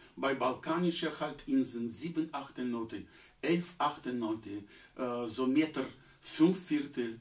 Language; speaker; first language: German; non-native, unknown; Russian